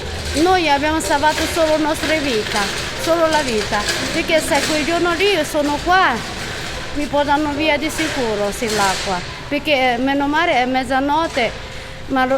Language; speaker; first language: Italian; non-native, learner; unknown